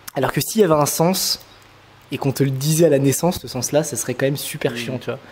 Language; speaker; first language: French; native; French